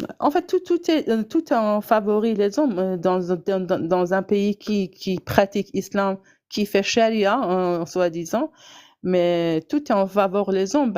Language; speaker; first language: French; non-native, fluent; Persian